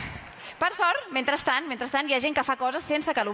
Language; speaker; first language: Catalan; native; Catalan